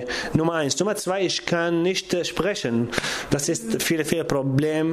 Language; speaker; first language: German; non-native, learner; Kurdish